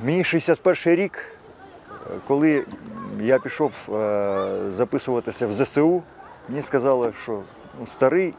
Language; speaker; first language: Ukrainian; native; Ukrainian